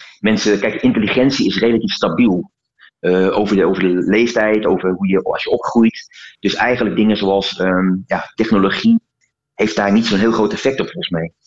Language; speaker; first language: Dutch; native; Dutch